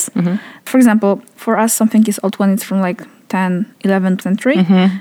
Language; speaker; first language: English; non-native, fluent; Polish